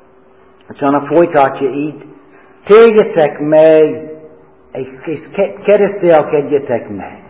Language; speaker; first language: Hungarian; non-native, learner; English